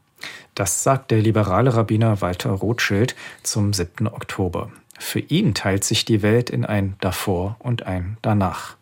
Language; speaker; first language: German; native; German